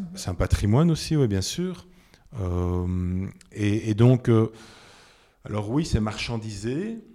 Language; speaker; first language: French; native; French